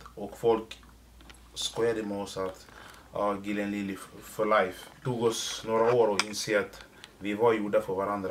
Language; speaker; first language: Swedish; early bilingual, other home language; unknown